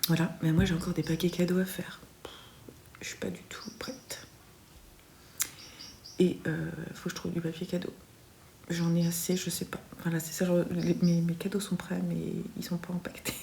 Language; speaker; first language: French; native; French